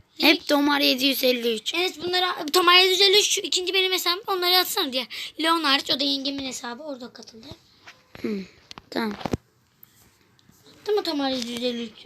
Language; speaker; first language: Turkish; native; Turkish